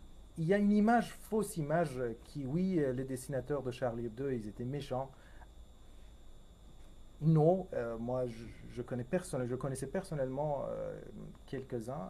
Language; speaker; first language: French; non-native, fluent; Persian